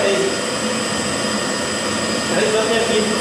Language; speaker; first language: French; native; French